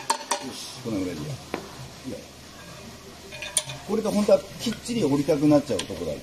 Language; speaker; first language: Japanese; native; Japanese